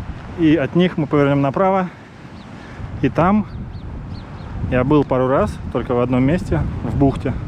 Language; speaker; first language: Russian; native; Russian